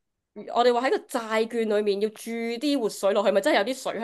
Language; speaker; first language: Cantonese; native; Cantonese